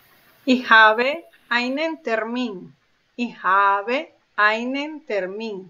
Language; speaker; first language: German; non-native, learner; Spanish